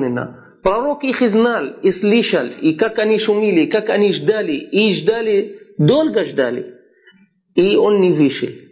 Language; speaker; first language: Russian; non-native, fluent; Arabic